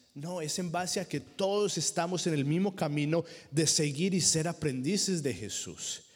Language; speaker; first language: Spanish; native; Spanish